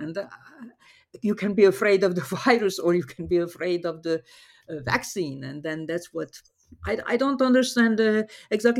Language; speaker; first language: English; non-native, fluent; Hungarian